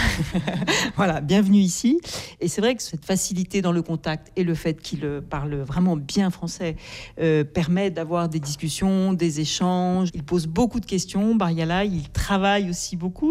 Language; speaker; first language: French; native; French